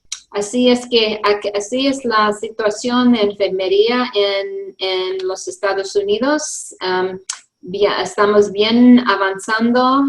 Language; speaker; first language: Spanish; early bilingual, heritage; English